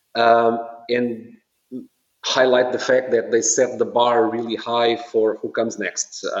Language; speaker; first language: English; non-native, fluent; Portuguese